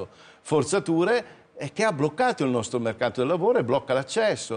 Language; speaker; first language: Italian; native; Italian